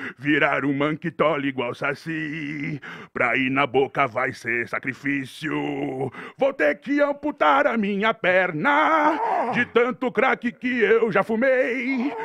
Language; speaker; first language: Portuguese; native; Portuguese